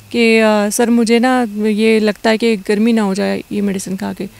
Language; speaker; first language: Hindi; native; Hindi